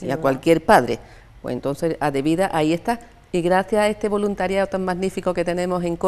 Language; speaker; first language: Spanish; native; Spanish